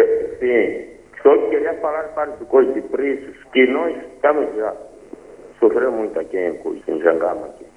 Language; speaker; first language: Portuguese; non-native, local second language; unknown